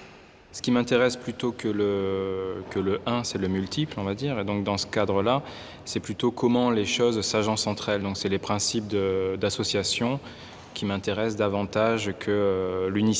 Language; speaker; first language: French; native; French